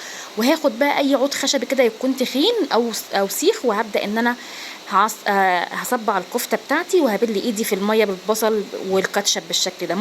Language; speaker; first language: Arabic; native; Arabic